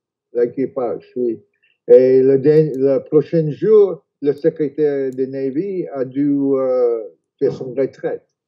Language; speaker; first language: French; non-native, fluent; English